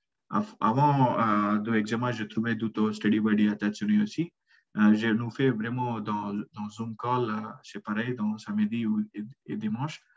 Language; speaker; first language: French; non-native, learner; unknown